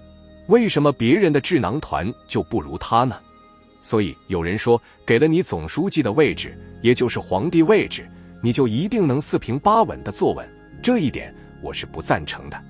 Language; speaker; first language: Chinese; native; Chinese